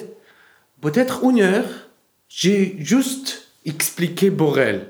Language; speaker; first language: French; non-native, learner; Arabic